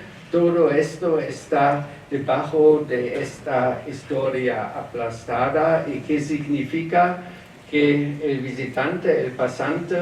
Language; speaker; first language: Spanish; non-native, learner; German